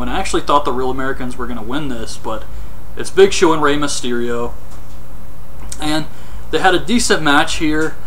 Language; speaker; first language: English; native; English